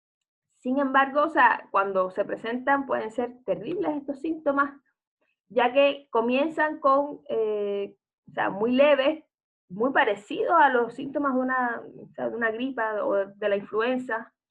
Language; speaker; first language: Spanish; native; Spanish